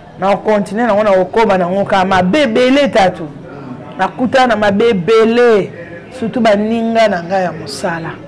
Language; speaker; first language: Lingala; native; Lingala